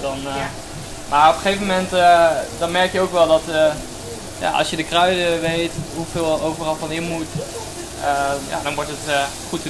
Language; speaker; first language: Dutch; native; Dutch